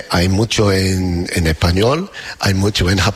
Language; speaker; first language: Spanish; non-native, fluent; English